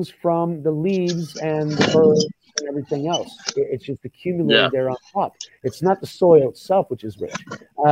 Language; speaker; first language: English; native; English